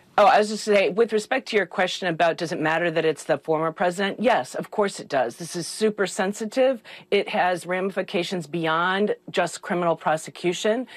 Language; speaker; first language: English; native; English